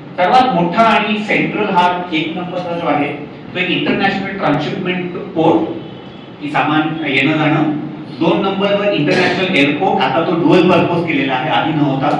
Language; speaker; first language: Marathi; non-native, local second language; Hindi